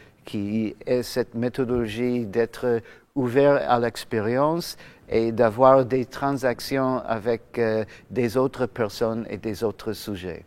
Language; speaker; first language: French; non-native, fluent; English